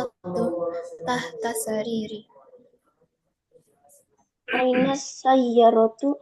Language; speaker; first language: Arabic; non-native, learner; Indonesian